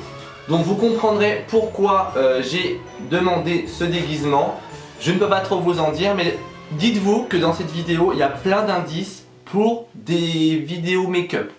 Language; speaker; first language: French; native; French